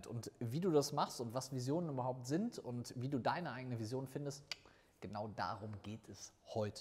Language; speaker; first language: German; native; German